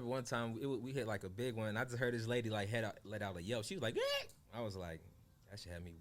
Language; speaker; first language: English; native; English